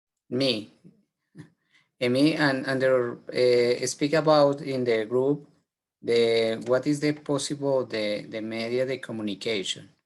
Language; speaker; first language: English; non-native, learner; Spanish